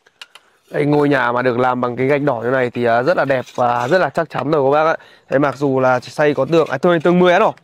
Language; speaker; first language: Vietnamese; native; Vietnamese